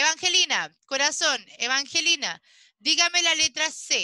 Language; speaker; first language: Spanish; native; Spanish